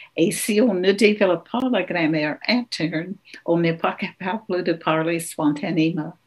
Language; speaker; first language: French; non-native, local second language; English